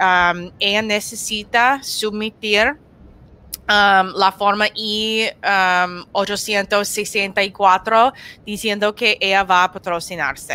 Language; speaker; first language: Spanish; non-native, learner; English